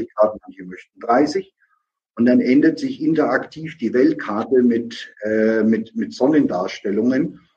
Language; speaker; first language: German; native; German